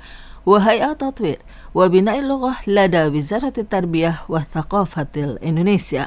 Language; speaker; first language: Arabic; non-native, fluent; Indonesian